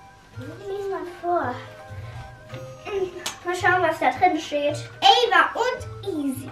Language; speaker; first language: German; native; German